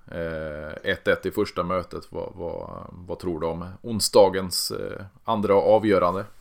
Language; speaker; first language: Swedish; native; Swedish